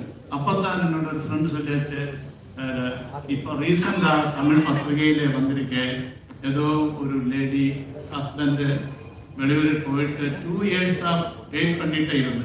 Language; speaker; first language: Tamil; non-native, learner; Malayalam